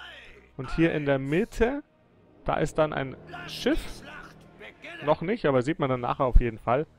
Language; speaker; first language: German; native; German